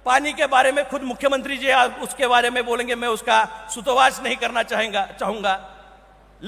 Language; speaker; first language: Hindi; non-native, local second language; Marathi